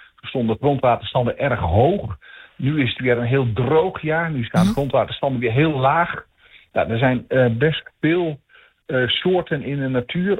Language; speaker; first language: Dutch; native; Dutch